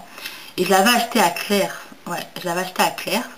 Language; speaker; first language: French; native; French